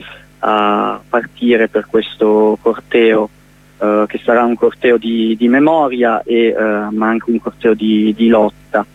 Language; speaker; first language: Italian; native; Italian